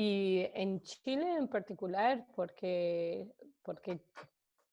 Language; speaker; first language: Spanish; non-native, fluent; English